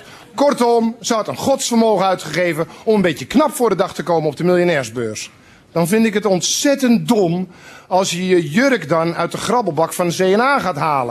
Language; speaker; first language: Dutch; native; Dutch